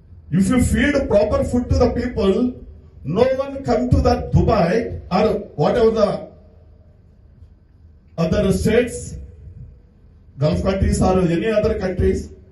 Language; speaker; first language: English; non-native, local second language; Telugu